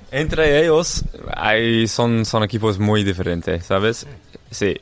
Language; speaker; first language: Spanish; non-native, learner; English